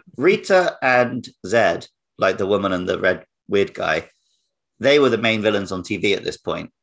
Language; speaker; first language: English; native; English